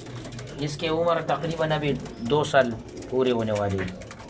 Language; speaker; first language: Hindi; non-native, local second language; Pashto